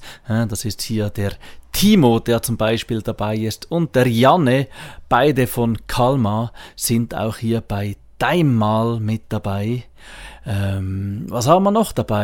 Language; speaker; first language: German; native; German